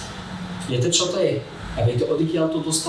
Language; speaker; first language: Slovak; non-native, fluent; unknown